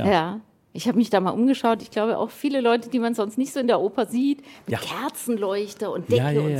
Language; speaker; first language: German; native; German